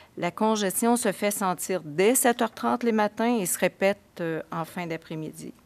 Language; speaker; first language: French; native; French